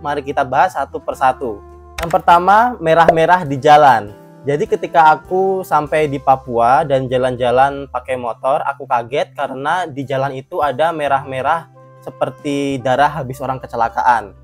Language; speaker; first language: Indonesian; native; Indonesian